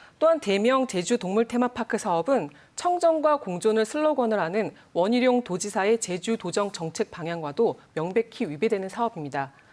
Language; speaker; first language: Korean; native; Korean